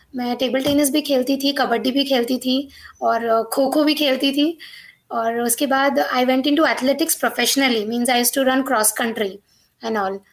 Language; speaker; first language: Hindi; non-native, local second language; Marathi